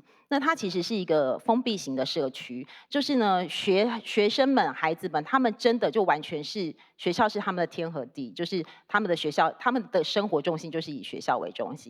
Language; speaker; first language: Chinese; native; Chinese